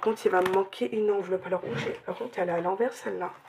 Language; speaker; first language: French; native; French